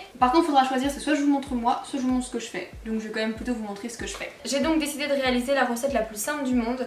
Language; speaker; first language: French; native; French